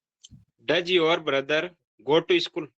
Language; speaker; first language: English; non-native, learner; Hindi